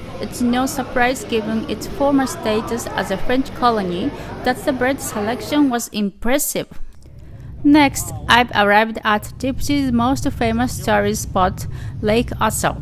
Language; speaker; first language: English; non-native, learner; Japanese